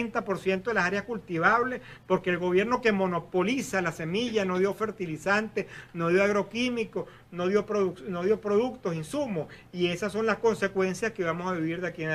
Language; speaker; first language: Spanish; native; Spanish